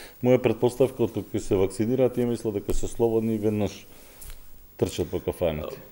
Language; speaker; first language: Macedonian; native; Macedonian